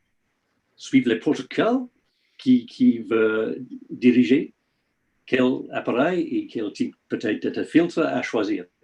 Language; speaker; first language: French; non-native, learner; English